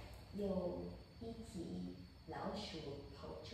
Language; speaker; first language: Chinese; non-native, learner; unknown